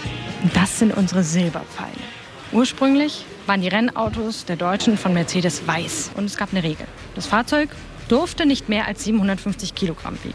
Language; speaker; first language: German; native; German